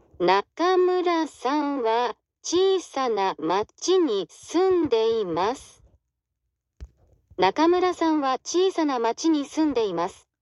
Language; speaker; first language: Japanese; non-native, learner; English